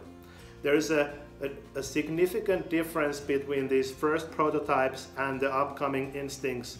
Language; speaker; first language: English; non-native, fluent; Finnish